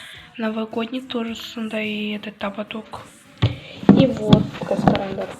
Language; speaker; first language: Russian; non-native, local second language; Kazakh